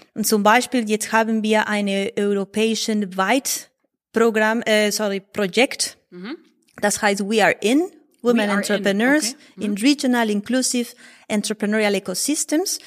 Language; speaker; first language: German; non-native, learner; Spanish